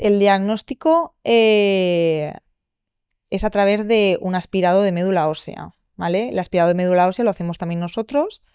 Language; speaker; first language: Spanish; native; Spanish